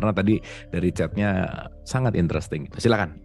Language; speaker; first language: Indonesian; native; Indonesian